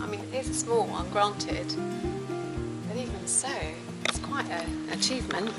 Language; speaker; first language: English; early bilingual, other home language; German